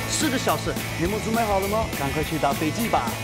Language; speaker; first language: Chinese; non-native, fluent; Turkish